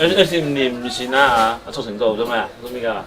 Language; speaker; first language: Chinese; native; Chinese